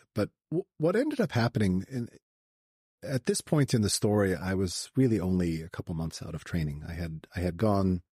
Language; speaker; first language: English; native; English